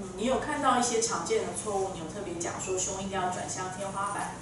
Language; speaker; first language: Chinese; native; Chinese